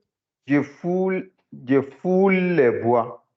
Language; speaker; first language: French; non-native, learner; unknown